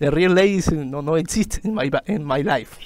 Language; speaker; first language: English; non-native, learner; Spanish